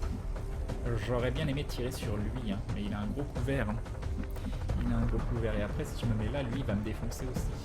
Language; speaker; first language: French; native; French